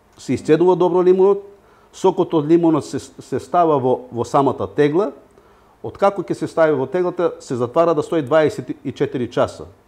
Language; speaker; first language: Macedonian; native; Macedonian